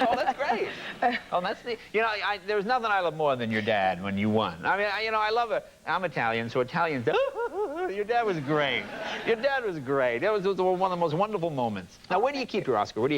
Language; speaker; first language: English; native; English